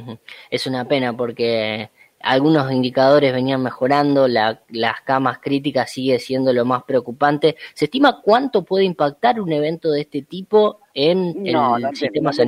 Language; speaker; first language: Spanish; native; Spanish